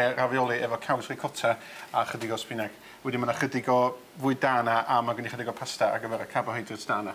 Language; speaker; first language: Welsh; native; Welsh